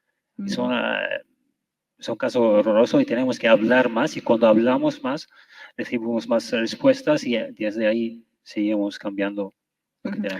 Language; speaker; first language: Spanish; non-native, fluent; Arabic